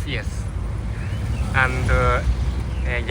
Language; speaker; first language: English; non-native, learner; Japanese